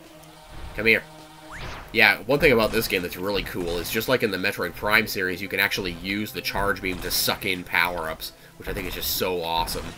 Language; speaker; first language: English; native; English